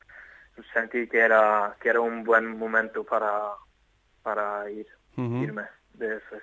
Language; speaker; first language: Spanish; non-native, fluent; Swedish